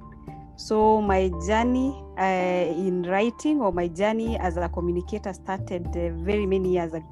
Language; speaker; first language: English; non-native, local second language; Meru